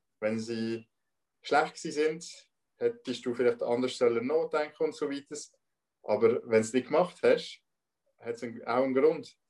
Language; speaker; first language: German; non-native, local second language; French